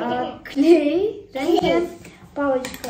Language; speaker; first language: Russian; non-native, local second language; Kazakh